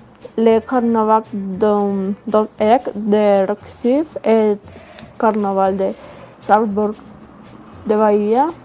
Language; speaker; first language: French; non-native, learner; Spanish